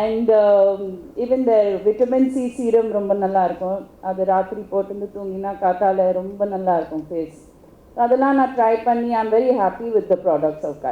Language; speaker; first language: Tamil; non-native, local second language; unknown